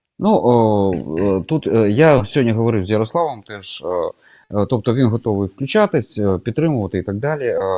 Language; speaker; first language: Ukrainian; native; Ukrainian